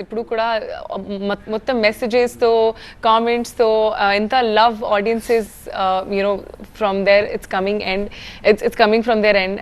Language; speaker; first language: Telugu; non-native, fluent; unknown